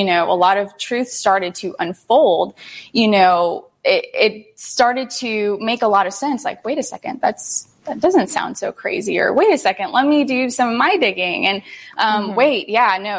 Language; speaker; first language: English; early bilingual, other home language; Spanish